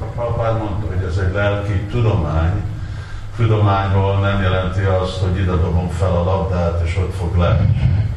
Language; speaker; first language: Hungarian; non-native, learner; Russian